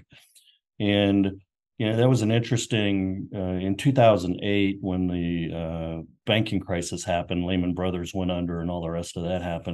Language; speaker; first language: English; native; English